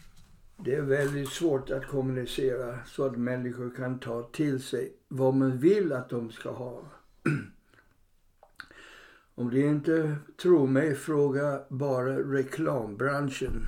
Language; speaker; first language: Swedish; non-native, fluent; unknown